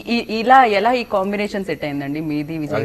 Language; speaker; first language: Telugu; native; Telugu